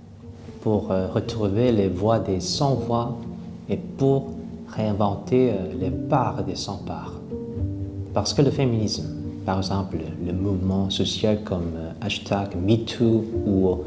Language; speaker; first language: French; non-native, fluent; Korean